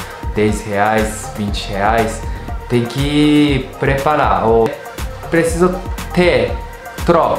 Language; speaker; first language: Portuguese; non-native, learner; Japanese